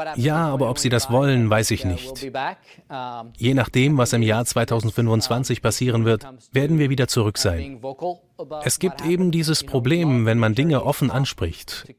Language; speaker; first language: German; non-native, fluent; French